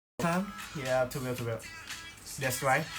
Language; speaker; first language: English; non-native, learner; Thai